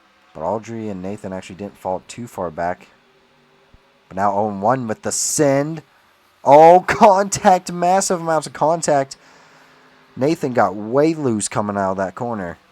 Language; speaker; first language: English; native; English